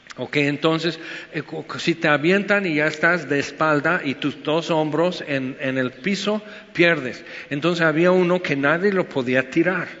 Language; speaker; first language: Spanish; non-native, fluent; English